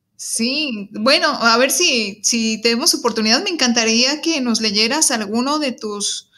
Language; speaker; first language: Spanish; native; Spanish